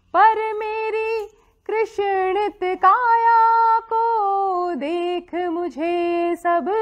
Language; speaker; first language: Hindi; native; Hindi